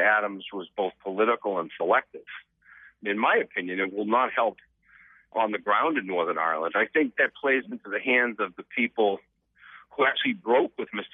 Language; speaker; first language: English; native; English